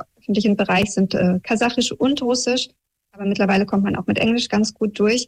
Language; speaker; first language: German; early bilingual, other home language; Russian